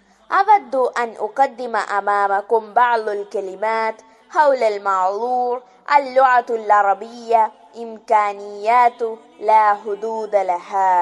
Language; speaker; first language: Arabic; non-native, learner; Malayalam